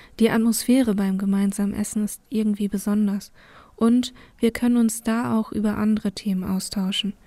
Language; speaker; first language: German; early bilingual, other home language; Vietnamese